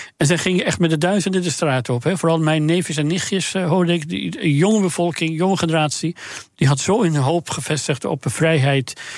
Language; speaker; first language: Dutch; non-native, fluent; Persian